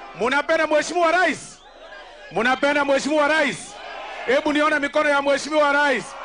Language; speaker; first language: Swahili; non-native, local second language; Luo (Kenya and Tanzania)